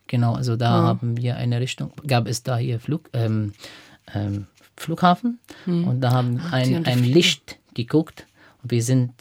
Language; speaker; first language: German; non-native, fluent; Arabic